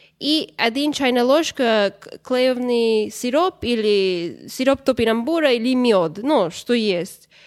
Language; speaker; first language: Russian; non-native, learner; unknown